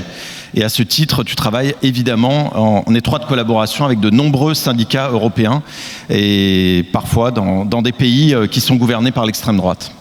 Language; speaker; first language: French; native; French